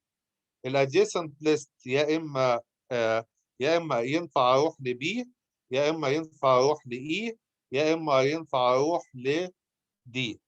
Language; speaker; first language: Arabic; native; Arabic